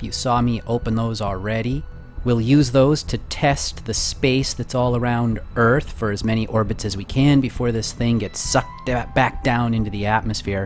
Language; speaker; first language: English; native; English